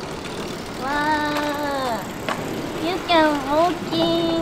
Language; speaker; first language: English; non-native, learner; Japanese